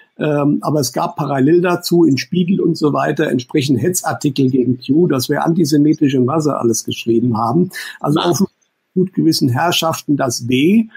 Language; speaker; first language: German; native; German